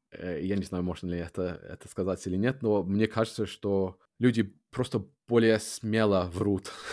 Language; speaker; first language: Russian; non-native, fluent; English